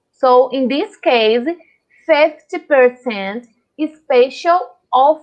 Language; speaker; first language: English; non-native, fluent; Portuguese